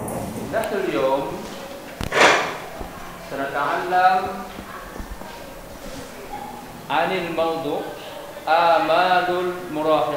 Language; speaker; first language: Arabic; non-native, fluent; Indonesian